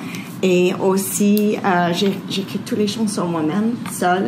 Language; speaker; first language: French; non-native, local second language; English